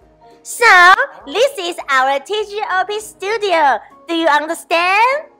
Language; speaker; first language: English; non-native, learner; Chinese